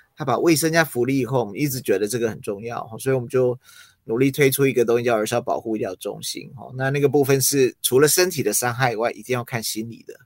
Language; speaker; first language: Chinese; early bilingual, other home language; English